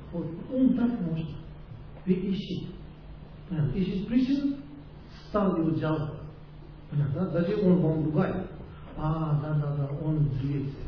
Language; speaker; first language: Russian; non-native, learner; Tibetan